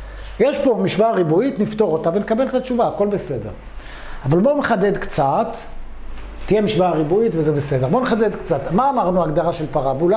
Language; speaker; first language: Hebrew; native; Hebrew